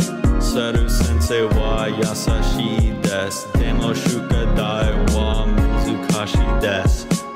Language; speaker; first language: Japanese; non-native, learner; English